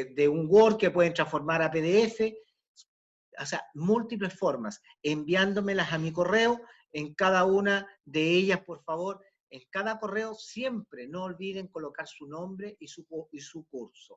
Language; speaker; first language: Spanish; native; Spanish